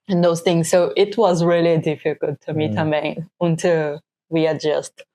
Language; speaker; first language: English; non-native, fluent; Portuguese